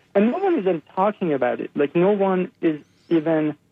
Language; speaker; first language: English; non-native, fluent; Persian